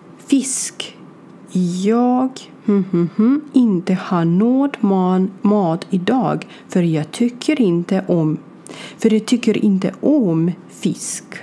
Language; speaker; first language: Swedish; non-native, learner; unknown